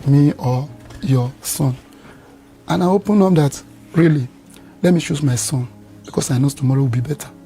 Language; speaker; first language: English; non-native, local second language; Yoruba